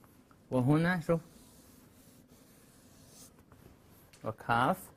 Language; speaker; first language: Arabic; non-native, learner; Chinese